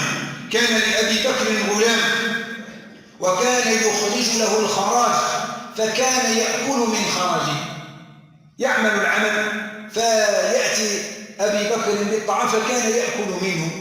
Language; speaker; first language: Arabic; native; Arabic